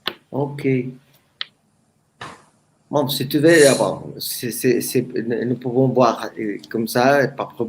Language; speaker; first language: French; non-native, learner; Spanish